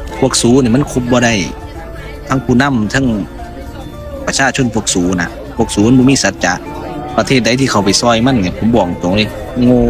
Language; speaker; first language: Thai; native; Thai